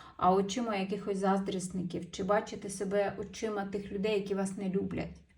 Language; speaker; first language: Ukrainian; non-native, local second language; Russian